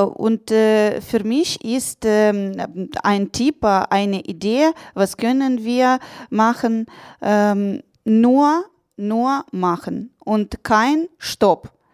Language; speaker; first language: German; non-native, learner; Russian